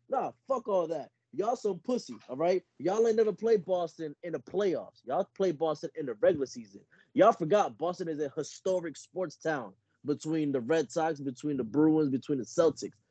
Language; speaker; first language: English; early bilingual, other home language; Spanish